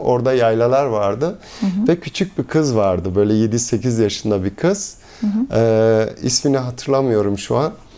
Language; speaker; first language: Turkish; early bilingual, heritage; Turkish